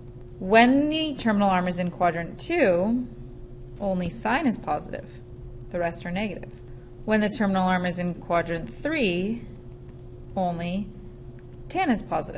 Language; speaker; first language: English; native; English